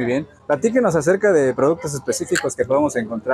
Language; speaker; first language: Spanish; native; Spanish